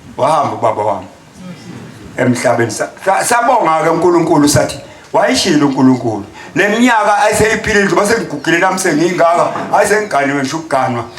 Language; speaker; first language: Zulu; native; Zulu